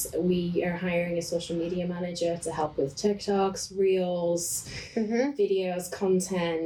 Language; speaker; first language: English; native; English